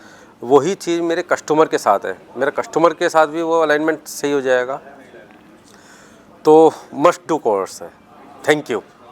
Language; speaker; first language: Hindi; native; Hindi